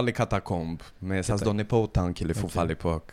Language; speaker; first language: French; native; French